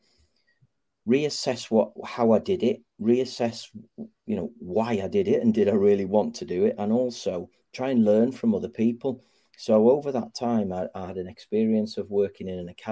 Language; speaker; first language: English; native; English